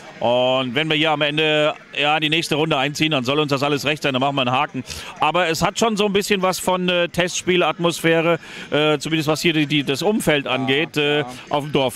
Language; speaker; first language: German; native; German